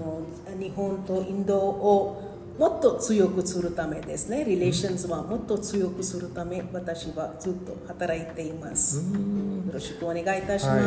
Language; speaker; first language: Japanese; non-native, fluent; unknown